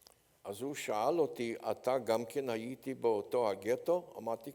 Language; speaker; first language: Hebrew; non-native, fluent; Polish